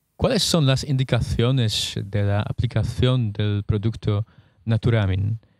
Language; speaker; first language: Spanish; non-native, fluent; Polish